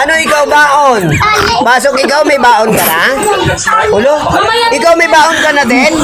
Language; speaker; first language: Filipino; non-native, local second language; Cebuano